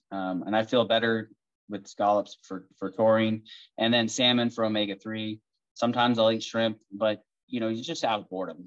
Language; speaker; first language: English; native; English